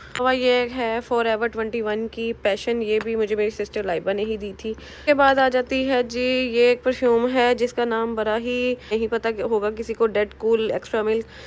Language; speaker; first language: Urdu; native; Urdu